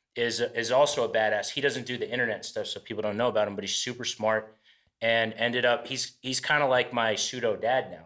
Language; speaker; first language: English; native; English